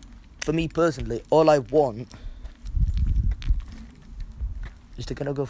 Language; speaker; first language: English; native; English